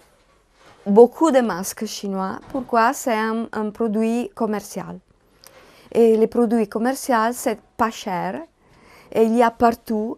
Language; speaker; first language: French; non-native, learner; Italian